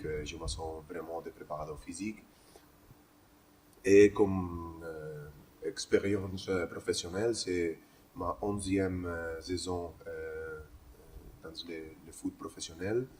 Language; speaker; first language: French; non-native, learner; Spanish